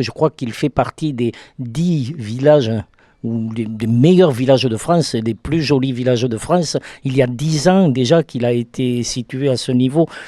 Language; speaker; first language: French; native; French